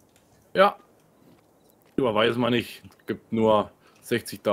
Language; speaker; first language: German; native; German